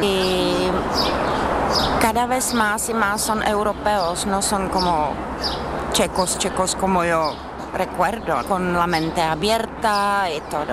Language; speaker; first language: Spanish; non-native, fluent; Czech